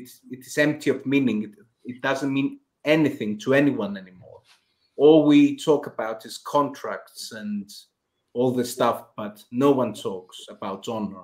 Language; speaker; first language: English; non-native, fluent; Greek